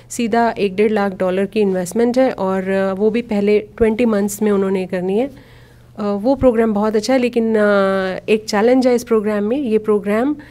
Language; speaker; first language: Hindi; native; Hindi